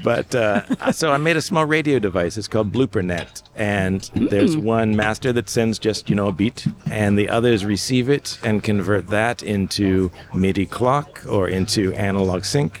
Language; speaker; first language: English; native; English